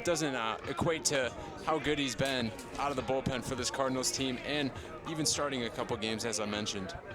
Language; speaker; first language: English; native; English